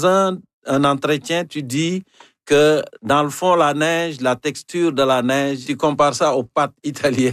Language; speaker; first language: French; native; French